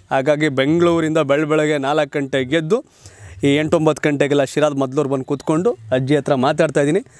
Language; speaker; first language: Kannada; native; Kannada